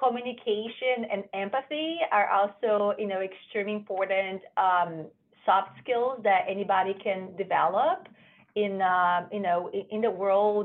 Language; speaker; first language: English; non-native, fluent; Portuguese